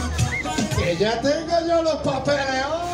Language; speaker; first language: Spanish; native; Spanish